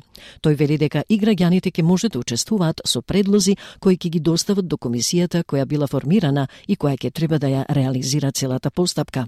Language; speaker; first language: Macedonian; native; Macedonian